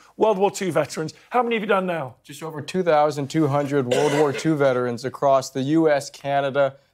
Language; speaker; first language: English; native; English